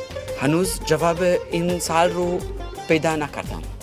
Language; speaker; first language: Persian; non-native, learner; Romanian